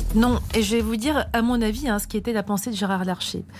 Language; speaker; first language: French; native; French